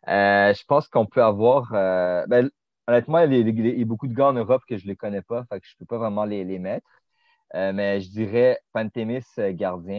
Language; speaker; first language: French; native; French